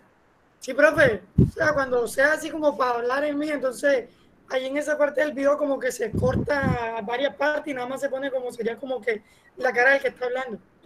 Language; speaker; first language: Spanish; native; Spanish